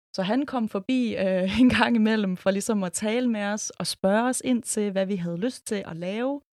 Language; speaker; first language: Danish; early bilingual, other home language; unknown